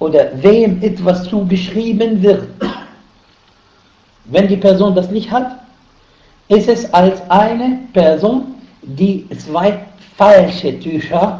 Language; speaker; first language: German; non-native, fluent; Arabic